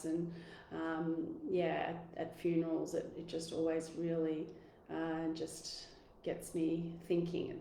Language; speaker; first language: English; native; English